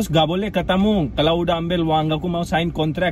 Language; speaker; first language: Indonesian; non-native, learner; Urdu